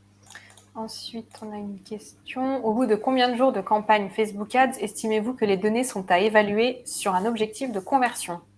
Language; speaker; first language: French; native; French